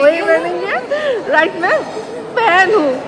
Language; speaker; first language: Hindi; non-native, local second language; Bangla